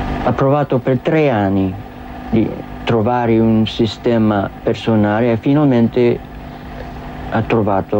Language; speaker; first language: Italian; non-native, learner; English